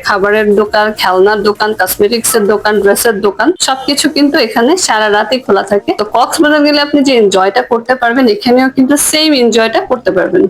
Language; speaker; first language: Bangla; native; Bangla